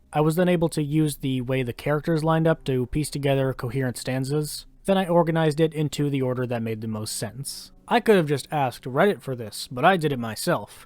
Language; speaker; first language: English; native; English